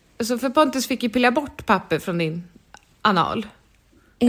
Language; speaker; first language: Swedish; native; Swedish